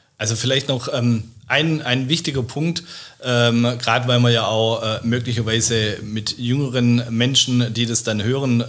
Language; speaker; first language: German; native; German